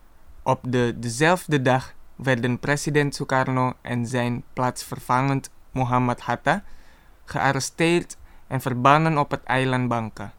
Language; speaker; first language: Dutch; non-native, fluent; Indonesian